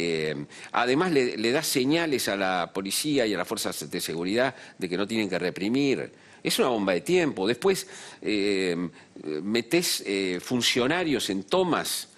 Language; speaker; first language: Spanish; native; Spanish